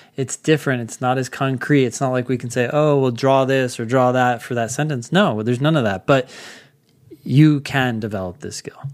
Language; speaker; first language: English; native; English